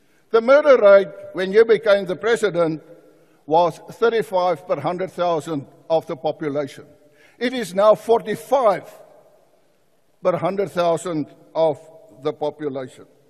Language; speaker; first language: English; non-native, local second language; Afrikaans